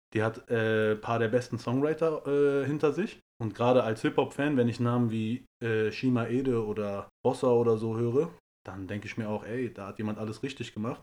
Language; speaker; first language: German; early bilingual, other home language; Persian